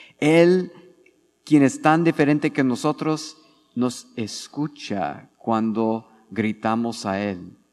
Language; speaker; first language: Spanish; non-native, fluent; English